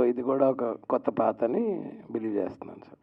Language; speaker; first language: Telugu; native; Telugu